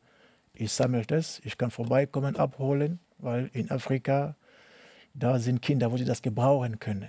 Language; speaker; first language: German; non-native, learner; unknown